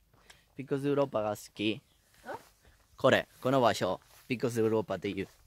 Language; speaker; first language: Japanese; non-native, learner; Spanish